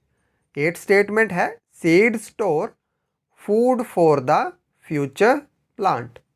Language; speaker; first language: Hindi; native; Hindi